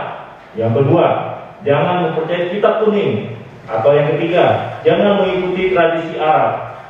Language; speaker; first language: Indonesian; native; Indonesian